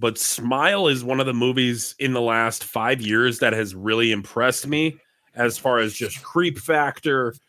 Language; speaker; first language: English; native; English